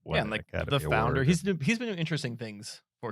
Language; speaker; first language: English; native; English